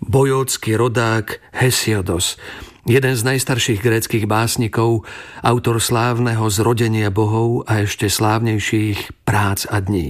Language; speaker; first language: Slovak; native; Slovak